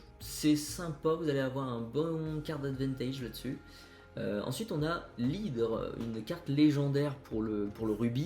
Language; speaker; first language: French; native; French